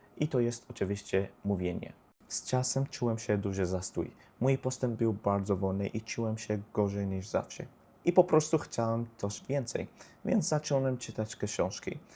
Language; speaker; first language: Polish; non-native, learner; Arabic